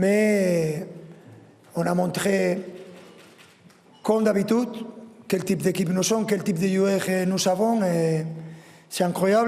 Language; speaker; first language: French; non-native, fluent; Spanish